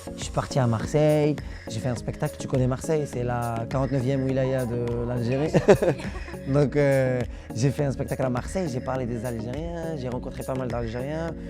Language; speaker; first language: French; non-native, local second language; Arabic